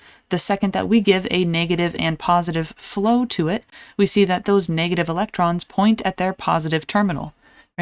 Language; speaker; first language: English; native; English